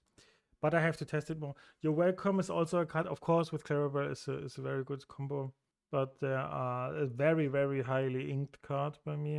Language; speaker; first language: English; non-native, fluent; German